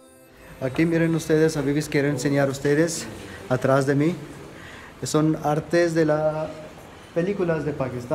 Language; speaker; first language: Spanish; non-native, fluent; Urdu